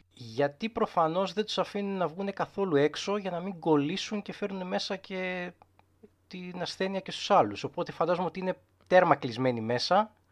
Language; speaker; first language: Greek; native; Greek